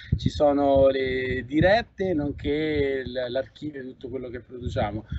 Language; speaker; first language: Italian; native; Italian